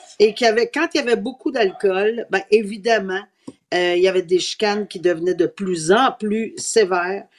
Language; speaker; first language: French; native; French